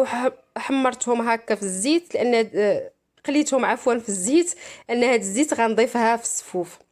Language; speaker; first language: Arabic; native; Arabic